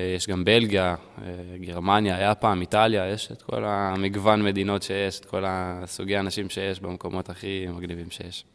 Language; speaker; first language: Hebrew; early bilingual, heritage; Hebrew